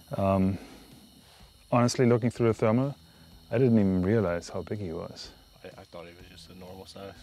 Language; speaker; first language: English; native; English